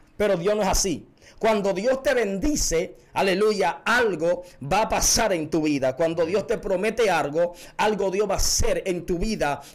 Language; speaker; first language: Spanish; native; Spanish